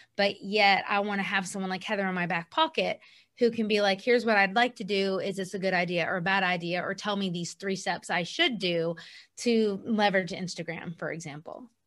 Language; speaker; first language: English; native; English